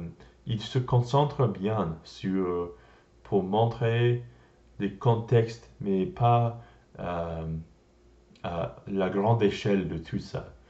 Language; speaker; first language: French; non-native, learner; English